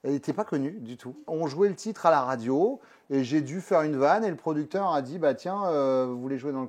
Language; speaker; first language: French; native; French